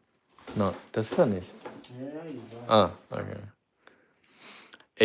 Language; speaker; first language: German; native; German